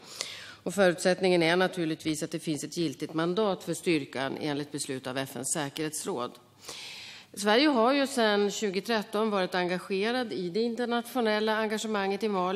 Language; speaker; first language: Swedish; native; Swedish